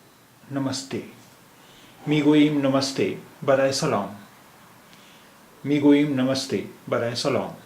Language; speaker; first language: Persian; non-native, fluent; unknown